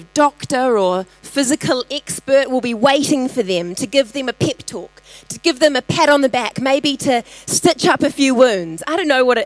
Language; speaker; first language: English; native; English